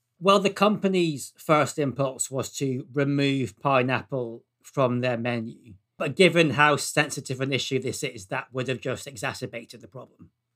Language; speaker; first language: English; native; English